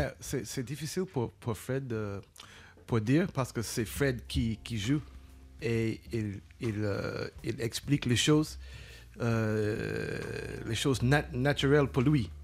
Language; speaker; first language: French; non-native, learner; English